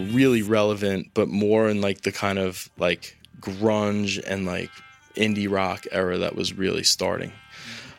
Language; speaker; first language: English; native; English